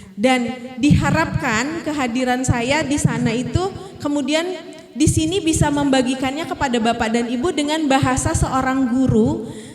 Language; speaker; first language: Indonesian; native; Indonesian